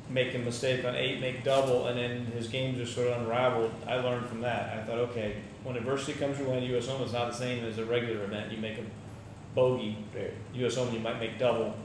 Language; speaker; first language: English; native; English